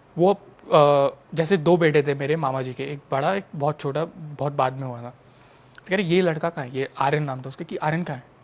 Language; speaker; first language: Hindi; native; Hindi